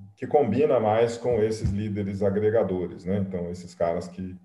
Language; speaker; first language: Portuguese; native; Portuguese